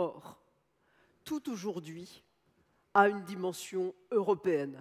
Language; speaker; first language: French; native; French